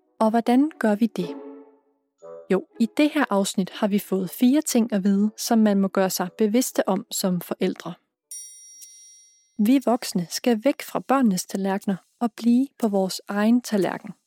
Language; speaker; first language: Danish; native; Danish